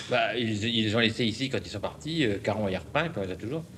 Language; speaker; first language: French; native; French